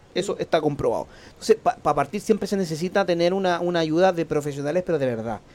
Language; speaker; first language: Spanish; native; Spanish